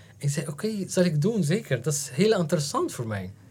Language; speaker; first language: Dutch; non-native, learner; Arabic